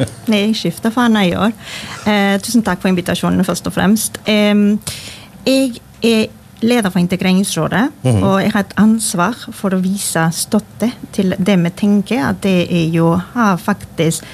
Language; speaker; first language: Norwegian; non-native, fluent; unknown